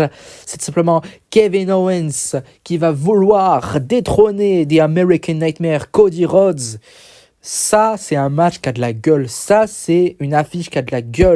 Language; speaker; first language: French; native; French